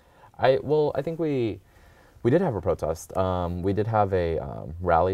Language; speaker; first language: English; native; English